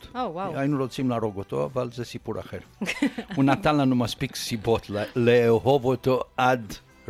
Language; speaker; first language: Hebrew; non-native, fluent; Romanian